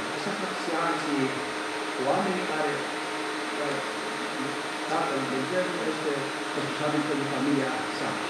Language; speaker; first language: Romanian; non-native, learner; Greek